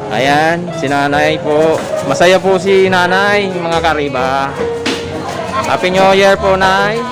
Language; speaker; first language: Filipino; non-native, local second language; Masbatenyo